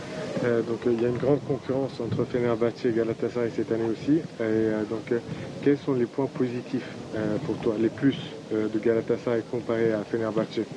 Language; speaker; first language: French; non-native, fluent; Turkish